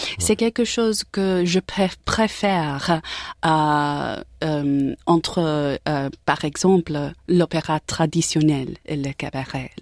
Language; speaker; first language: French; non-native, learner; English